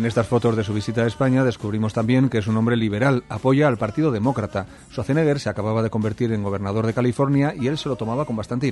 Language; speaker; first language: Spanish; native; Spanish